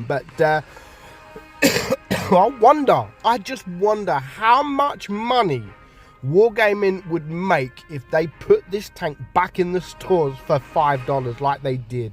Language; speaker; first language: English; native; English